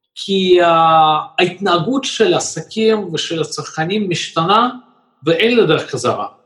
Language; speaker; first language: Hebrew; non-native, fluent; Russian